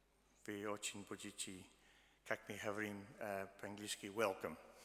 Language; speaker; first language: Russian; early bilingual, heritage; Russian